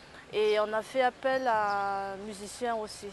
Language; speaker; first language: French; non-native, local second language; Malagasy